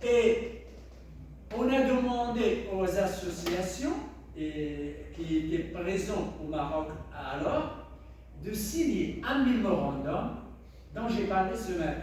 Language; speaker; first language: French; non-native, local second language; Tachelhit